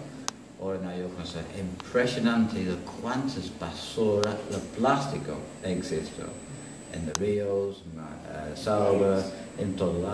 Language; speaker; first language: Spanish; non-native, learner; English